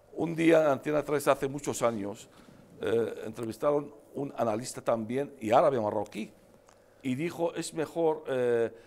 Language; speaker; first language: Spanish; non-native, fluent; Arabic